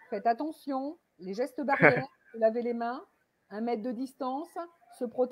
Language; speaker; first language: French; native; French